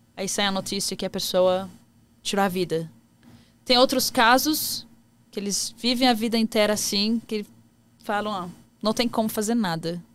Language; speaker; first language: Portuguese; non-native, fluent; Arabic